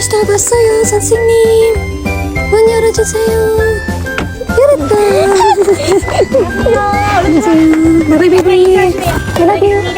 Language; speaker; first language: Korean; non-native, learner; Filipino